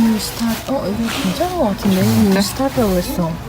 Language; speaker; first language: Korean; non-native, learner; Indonesian